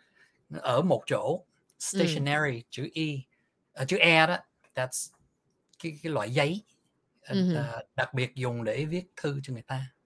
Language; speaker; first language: Vietnamese; early bilingual, heritage; Vietnamese